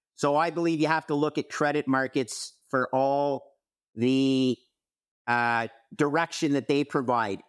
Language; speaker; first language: English; native; English